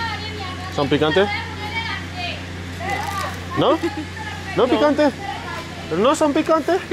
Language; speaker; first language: Spanish; non-native, learner; English